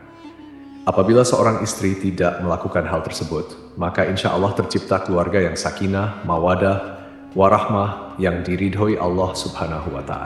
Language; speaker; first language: Indonesian; native; Indonesian